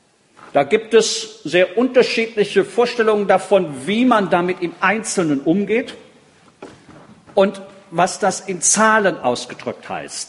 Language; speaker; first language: German; native; German